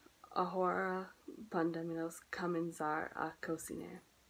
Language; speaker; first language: Spanish; non-native, learner; English